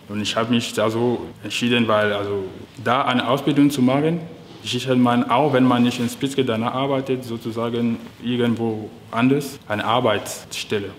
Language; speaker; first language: German; non-native, fluent; French